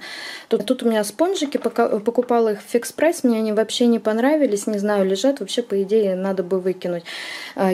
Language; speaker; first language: Russian; native; Russian